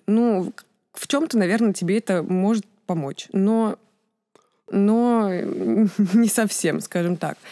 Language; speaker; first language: Russian; native; Russian